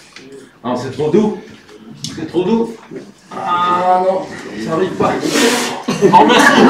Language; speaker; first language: French; non-native, fluent; Swedish